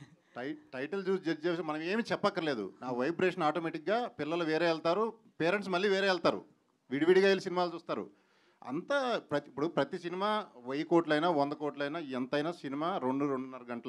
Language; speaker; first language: Telugu; native; Telugu